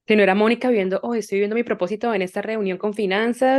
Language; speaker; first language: Spanish; native; Spanish